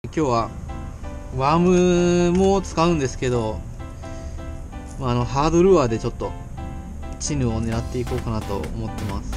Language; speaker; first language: Japanese; native; Japanese